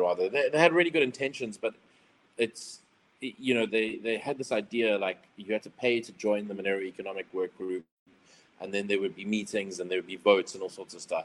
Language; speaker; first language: English; native; English